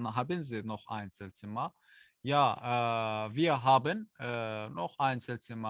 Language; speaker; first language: German; non-native, learner; Azerbaijani